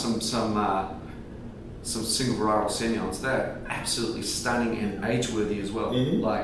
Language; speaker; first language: English; native; English